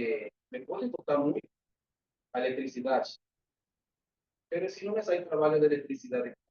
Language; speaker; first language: Portuguese; non-native, learner; Spanish